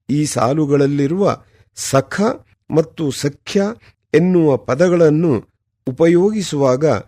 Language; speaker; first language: Kannada; native; Kannada